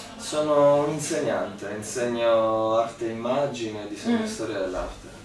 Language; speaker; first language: Italian; native; Italian